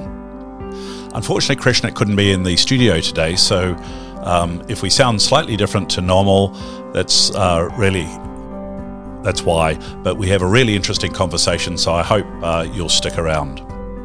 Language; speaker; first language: English; native; English